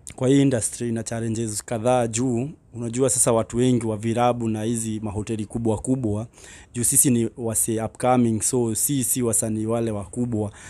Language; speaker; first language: Swahili; non-native, local second language; Kikuyu